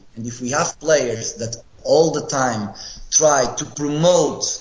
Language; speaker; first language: English; non-native, fluent; Portuguese